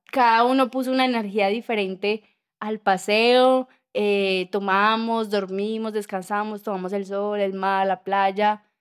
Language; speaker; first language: Spanish; native; Spanish